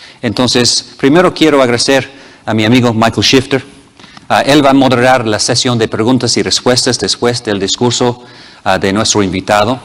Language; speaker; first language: Spanish; non-native, fluent; English